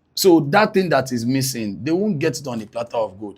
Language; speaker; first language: English; non-native, local second language; Yoruba